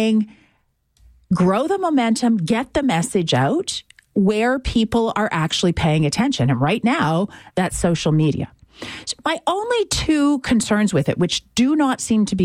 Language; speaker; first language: English; native; English